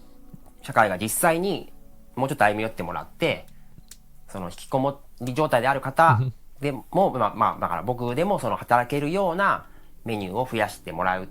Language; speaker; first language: Japanese; native; Japanese